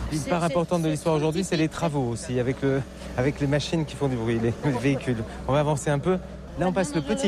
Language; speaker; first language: French; native; French